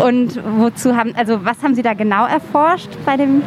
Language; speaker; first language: German; native; German